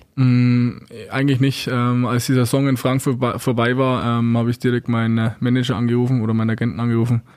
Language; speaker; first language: German; native; German